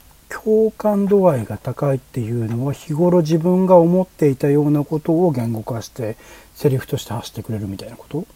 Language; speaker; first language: Japanese; native; Japanese